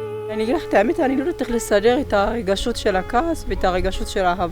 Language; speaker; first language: Hebrew; non-native, fluent; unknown